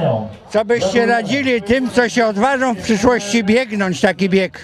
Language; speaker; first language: Polish; native; Polish